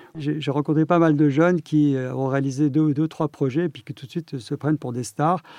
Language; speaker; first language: French; native; French